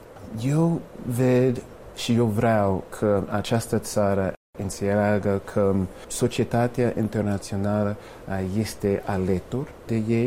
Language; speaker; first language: Romanian; non-native, fluent; English